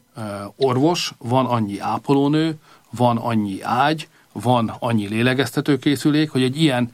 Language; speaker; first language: Hungarian; native; Hungarian